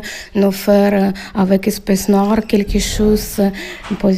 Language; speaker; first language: French; non-native, learner; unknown